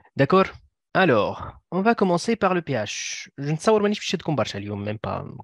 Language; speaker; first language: French; non-native, local second language; Arabic